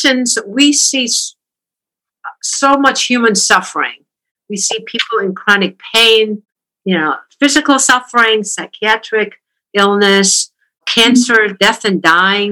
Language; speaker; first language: English; non-native, fluent; Korean